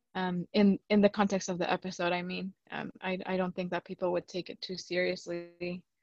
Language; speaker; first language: English; early bilingual, other home language; Spanish